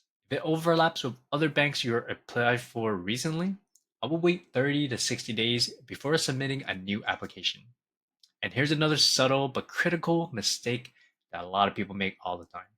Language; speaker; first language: English; native; English